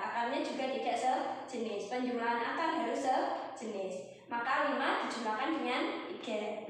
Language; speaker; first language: Indonesian; native; Indonesian